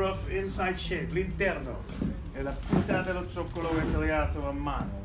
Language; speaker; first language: Italian; non-native, learner; Dutch